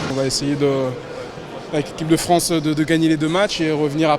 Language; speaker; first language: French; native; French